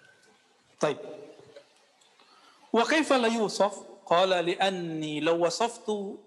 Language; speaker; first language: Arabic; non-native, fluent; Indonesian